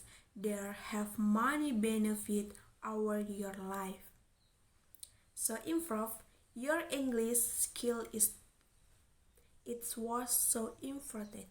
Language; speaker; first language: English; non-native, learner; Indonesian